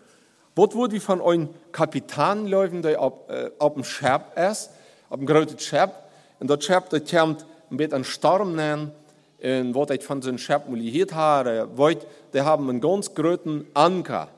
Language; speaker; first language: German; non-native, learner; Plautdietsch